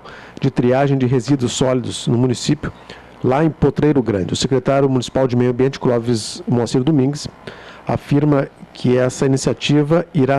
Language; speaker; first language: Portuguese; native; Portuguese